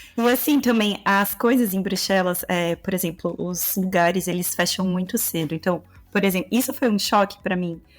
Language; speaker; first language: Portuguese; native; Portuguese